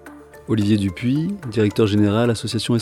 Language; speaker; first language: French; native; French